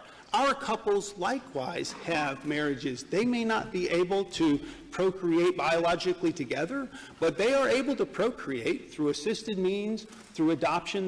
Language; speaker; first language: English; native; English